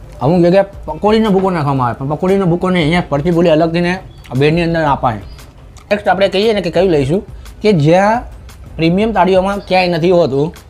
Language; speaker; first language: Gujarati; native; Gujarati